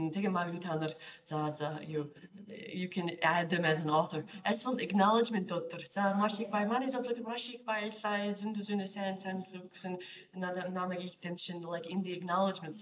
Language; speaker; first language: Mongolian; non-native, fluent; English